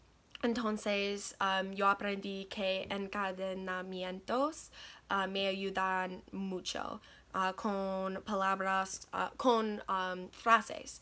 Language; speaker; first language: Spanish; non-native, learner; English